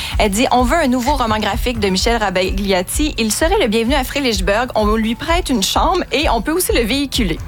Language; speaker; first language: French; native; French